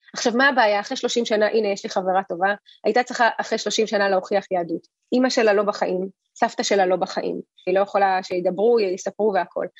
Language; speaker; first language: Hebrew; early bilingual, other home language; Russian